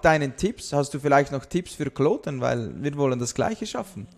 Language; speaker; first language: German; native; German